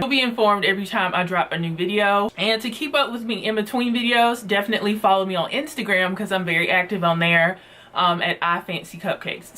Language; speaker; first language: English; native; English